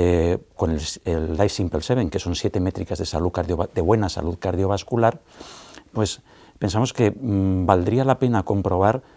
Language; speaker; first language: Spanish; native; Spanish